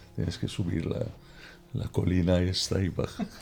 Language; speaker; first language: Spanish; non-native, fluent; Arabic